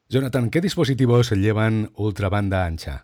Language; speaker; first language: Spanish; native; Spanish